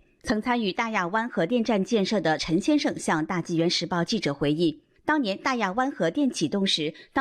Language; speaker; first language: Chinese; native; Chinese